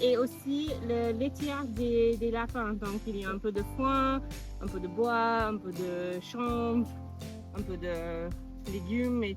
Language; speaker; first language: French; non-native, fluent; English